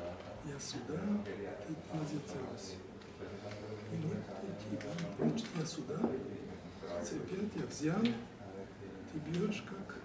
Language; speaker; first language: Russian; non-native, learner; Serbian